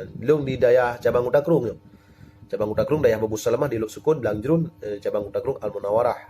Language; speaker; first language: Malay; non-native, local second language; Achinese